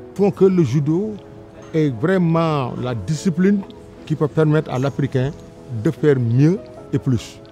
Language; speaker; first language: French; non-native, local second language; Wolof